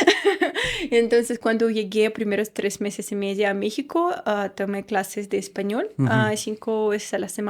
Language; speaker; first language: Spanish; non-native, fluent; Russian